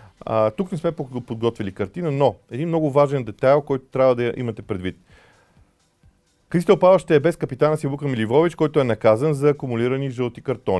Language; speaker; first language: Bulgarian; native; Bulgarian